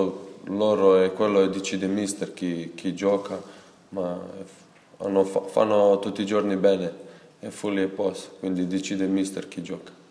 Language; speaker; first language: Italian; non-native, fluent; Serbian